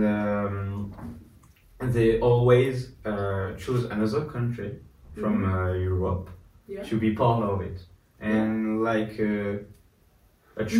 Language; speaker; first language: English; non-native, learner; French